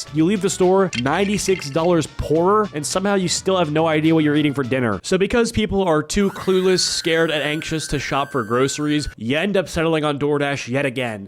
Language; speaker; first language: English; native; English